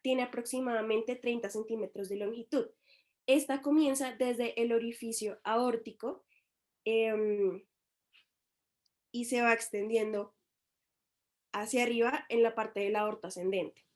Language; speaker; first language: Spanish; native; Spanish